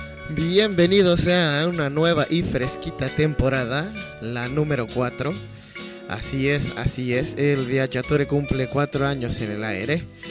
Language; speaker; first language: Spanish; native; Spanish